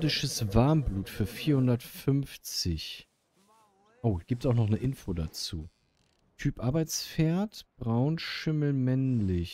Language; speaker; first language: German; native; German